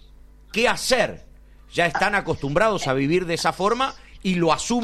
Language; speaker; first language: Spanish; native; Spanish